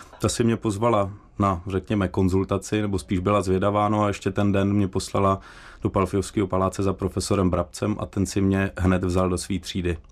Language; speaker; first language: Czech; native; Czech